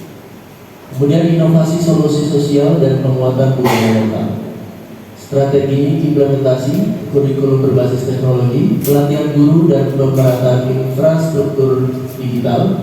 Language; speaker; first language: Indonesian; native; Indonesian